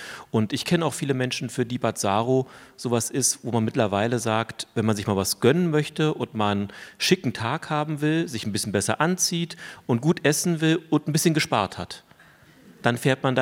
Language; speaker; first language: German; native; German